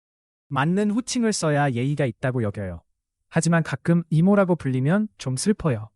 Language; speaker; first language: Korean; non-native, fluent; Chinese